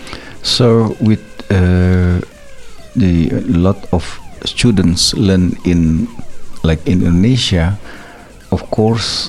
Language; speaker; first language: English; non-native, learner; Indonesian